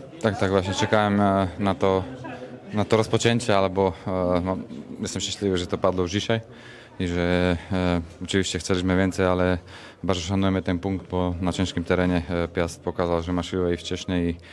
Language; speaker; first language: Polish; non-native, fluent; Slovak